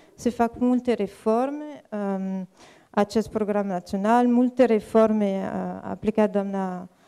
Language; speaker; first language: Romanian; non-native, fluent; French